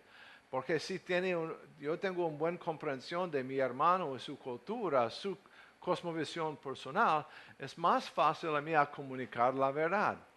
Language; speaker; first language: Spanish; non-native, learner; English